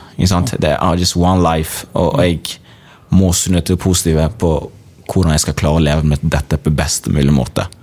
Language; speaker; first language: Norwegian; early bilingual, other home language; Swahili